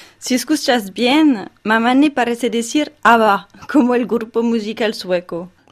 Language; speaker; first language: Spanish; non-native, fluent; French